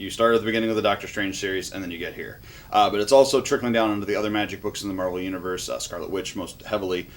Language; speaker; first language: English; native; English